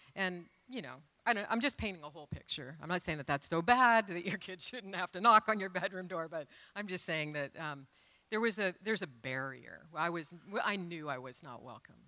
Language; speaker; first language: English; native; English